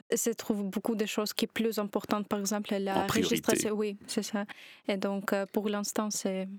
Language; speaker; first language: French; non-native, fluent; Ukrainian